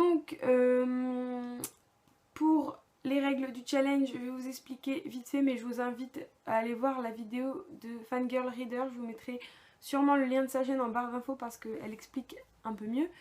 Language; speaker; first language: French; native; French